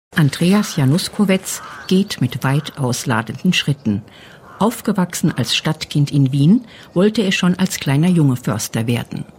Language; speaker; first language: German; native; German